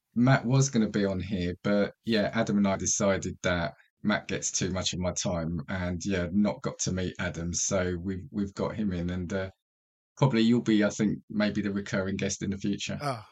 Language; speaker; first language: English; native; English